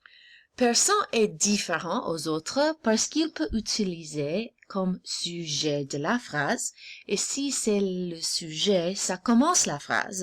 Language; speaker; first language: French; non-native, fluent; English